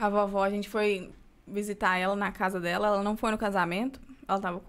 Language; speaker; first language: Portuguese; native; Portuguese